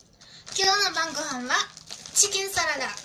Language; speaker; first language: Japanese; non-native, fluent; German